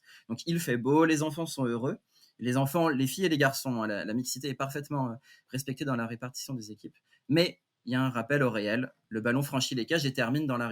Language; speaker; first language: French; native; French